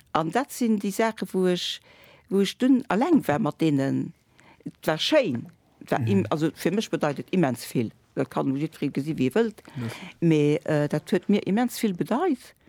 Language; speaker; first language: Luxembourgish; early bilingual, other home language; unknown